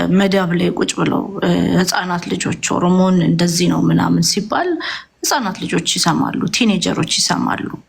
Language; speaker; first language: Amharic; native; Amharic